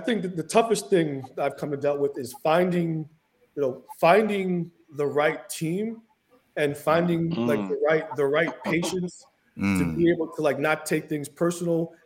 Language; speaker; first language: English; early bilingual, other home language; Haitian Creole